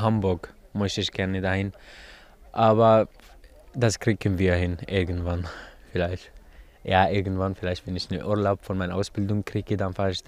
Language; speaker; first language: German; non-native, fluent; Arabic